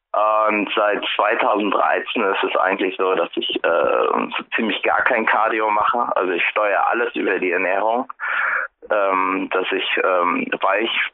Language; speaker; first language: German; native; German